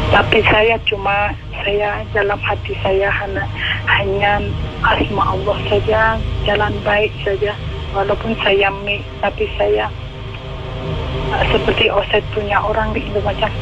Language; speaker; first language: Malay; non-native, learner; Indonesian